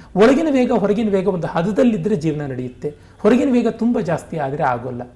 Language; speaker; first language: Kannada; non-native, local second language; Tamil